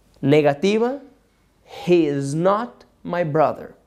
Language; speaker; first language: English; non-native, fluent; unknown